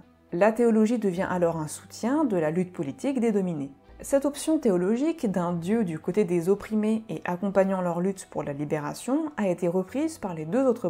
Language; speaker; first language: French; native; French